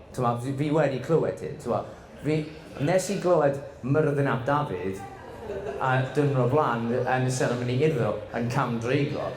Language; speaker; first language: Welsh; non-native, local second language; English